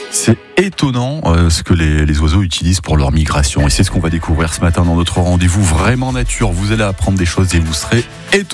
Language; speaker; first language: French; native; French